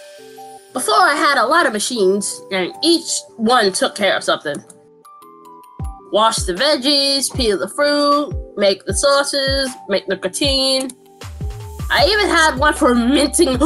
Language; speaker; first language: English; native; English